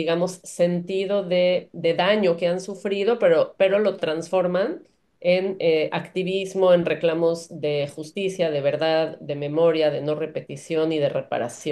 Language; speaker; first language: Spanish; native; Spanish